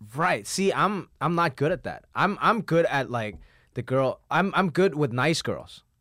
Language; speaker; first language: English; non-native, local second language; Cantonese